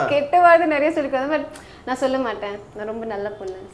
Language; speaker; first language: Tamil; non-native, learner; Hindi